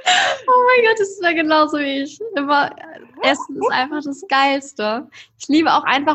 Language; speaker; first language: German; native; German